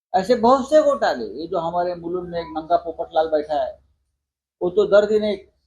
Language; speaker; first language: Hindi; non-native, local second language; Marathi